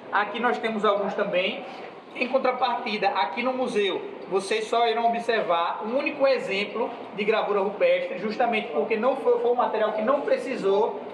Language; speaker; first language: Portuguese; native; Portuguese